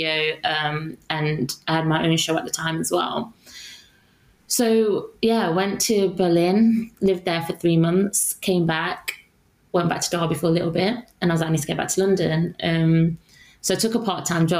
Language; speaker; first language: English; native; English